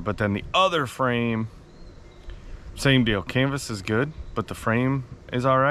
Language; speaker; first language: English; native; English